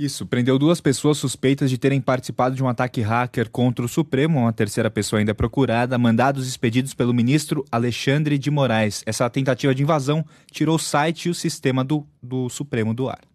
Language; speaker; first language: Portuguese; native; Portuguese